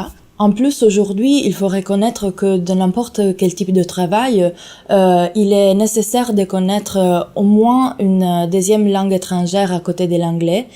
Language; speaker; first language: French; non-native, fluent; Italian